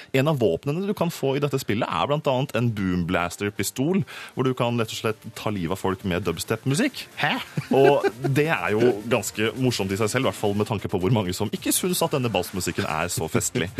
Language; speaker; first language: Norwegian; native; Norwegian